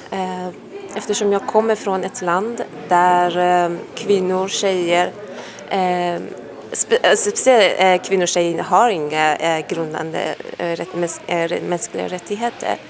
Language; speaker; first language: Swedish; non-native, fluent; Persian